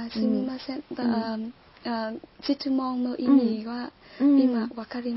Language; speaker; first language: Japanese; non-native, learner; Vietnamese